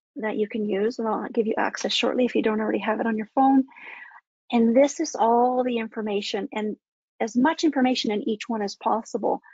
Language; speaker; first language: English; native; English